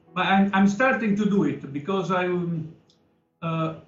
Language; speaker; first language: English; non-native, learner; Italian